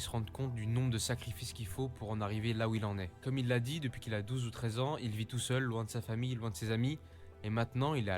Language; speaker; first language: French; native; French